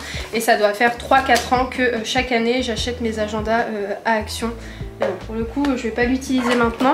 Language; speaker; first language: French; native; French